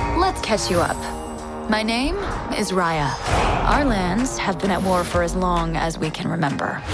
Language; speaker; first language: English; early bilingual, other home language; Vietnamese